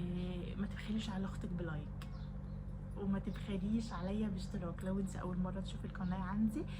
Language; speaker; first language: Arabic; native; Arabic